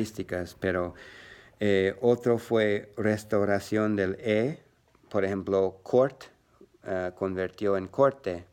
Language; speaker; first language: Spanish; non-native, learner; English